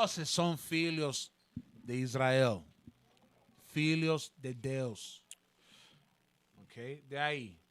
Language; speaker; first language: Portuguese; non-native, learner; Spanish